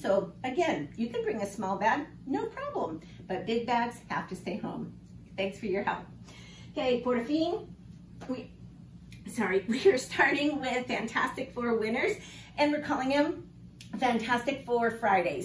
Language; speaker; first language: English; native; English